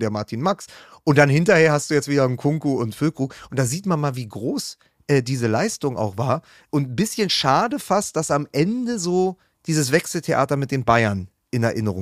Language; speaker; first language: German; native; German